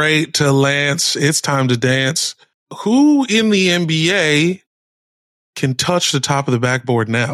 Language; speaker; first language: English; native; English